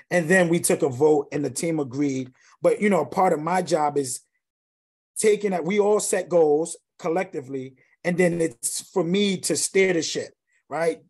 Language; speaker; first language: English; native; English